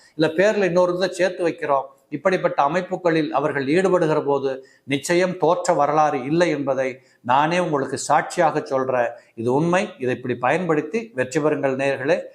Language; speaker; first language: Tamil; native; Tamil